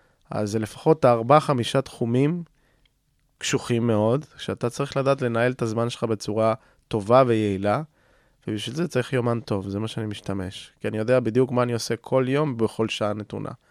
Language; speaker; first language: Hebrew; non-native, fluent; Spanish